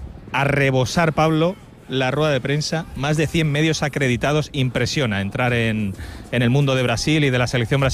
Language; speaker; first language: Spanish; native; Spanish